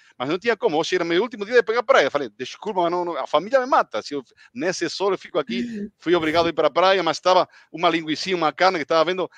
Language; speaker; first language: Portuguese; non-native, fluent; Spanish